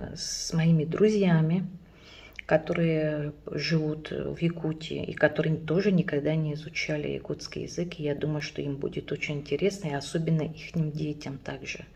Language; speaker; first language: Russian; non-native, local second language; Yakut